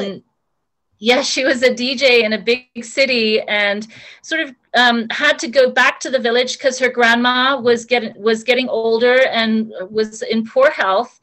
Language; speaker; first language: English; native; English